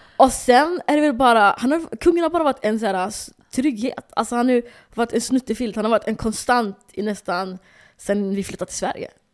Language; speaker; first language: Swedish; early bilingual, other home language; Somali